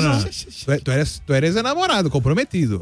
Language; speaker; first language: Spanish; non-native, fluent; Portuguese